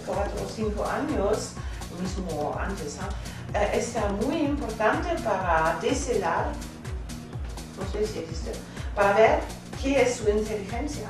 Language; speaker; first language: Spanish; non-native, fluent; German